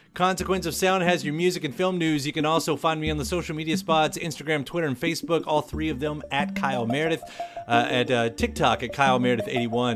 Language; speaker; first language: English; native; English